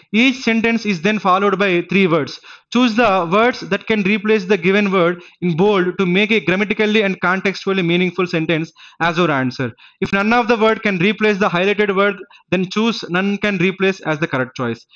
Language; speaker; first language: English; non-native, local second language; Telugu